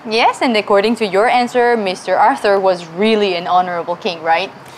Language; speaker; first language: English; non-native, fluent; Georgian